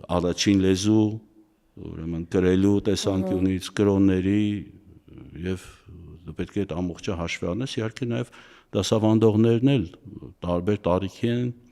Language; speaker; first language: Armenian; native; Armenian